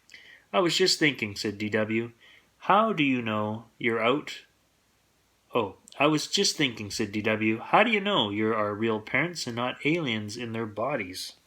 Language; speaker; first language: English; native; English